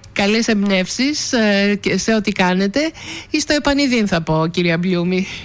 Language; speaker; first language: Greek; native; Greek